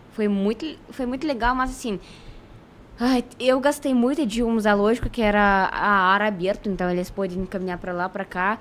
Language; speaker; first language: Portuguese; non-native, fluent; Russian